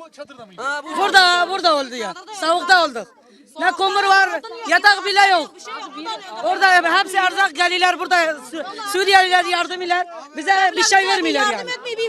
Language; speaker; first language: Turkish; non-native, learner; Arabic